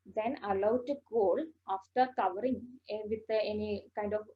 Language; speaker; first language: English; non-native, local second language; Malayalam